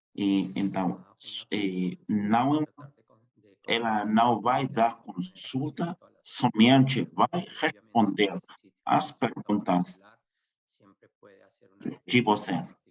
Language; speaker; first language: Portuguese; non-native, fluent; Spanish